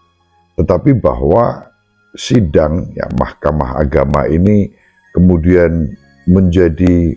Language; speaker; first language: Indonesian; native; Indonesian